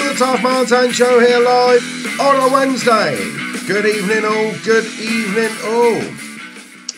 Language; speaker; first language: English; native; English